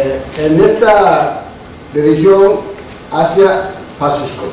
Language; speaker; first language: Spanish; non-native, fluent; Japanese